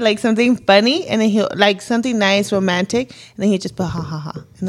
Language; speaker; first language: English; early bilingual, other home language; Spanish